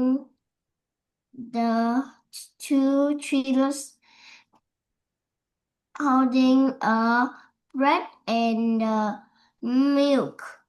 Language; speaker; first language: English; non-native, learner; Vietnamese